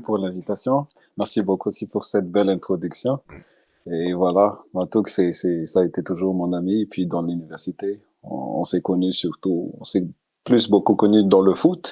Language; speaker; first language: French; non-native, local second language; Malagasy